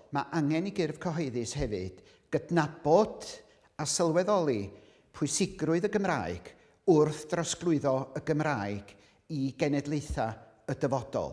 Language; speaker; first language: Welsh; native; Welsh